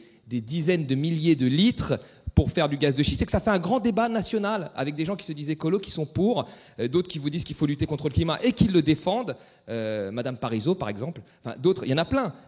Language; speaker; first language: French; native; French